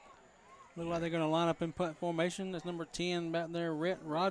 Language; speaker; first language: English; native; English